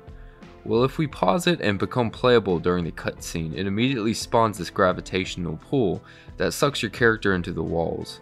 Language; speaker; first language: English; native; English